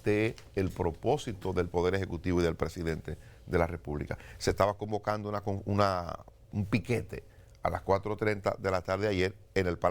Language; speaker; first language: Spanish; native; Spanish